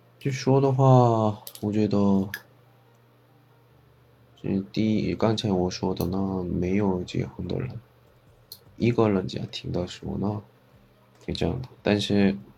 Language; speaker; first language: Chinese; non-native, fluent; Korean